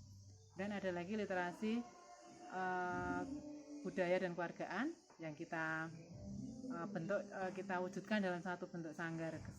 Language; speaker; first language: Indonesian; native; Indonesian